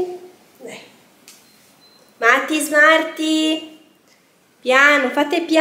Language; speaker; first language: Italian; native; Italian